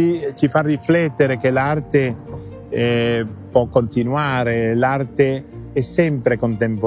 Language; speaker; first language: Italian; non-native, fluent; Spanish